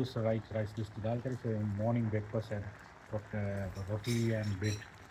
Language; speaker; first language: English; non-native, learner; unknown